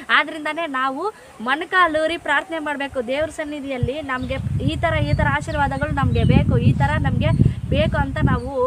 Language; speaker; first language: Kannada; non-native, local second language; Telugu